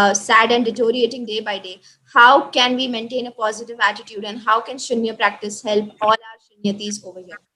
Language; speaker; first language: English; non-native, local second language; Hindi